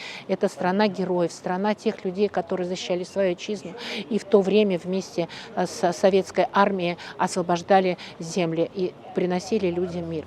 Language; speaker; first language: Russian; native; Russian